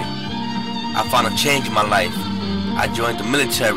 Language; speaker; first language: English; non-native, fluent; Spanish